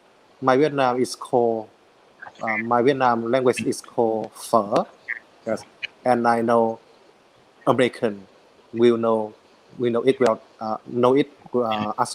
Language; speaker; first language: English; non-native, learner; Vietnamese